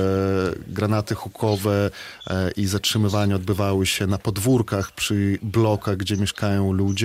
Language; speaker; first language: Polish; non-native, fluent; Belarusian